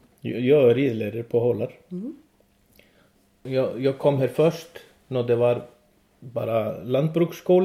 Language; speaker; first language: Swedish; non-native, learner; Icelandic